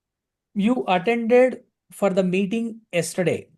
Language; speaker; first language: English; non-native, local second language; Telugu